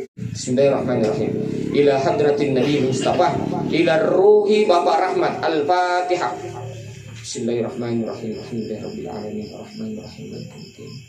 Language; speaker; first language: Indonesian; non-native, local second language; Buginese